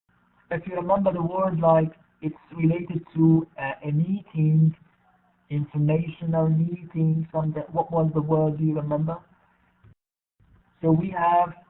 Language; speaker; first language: English; non-native, fluent; Arabic